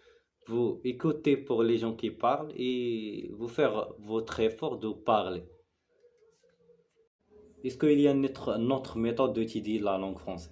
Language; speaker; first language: French; non-native, learner; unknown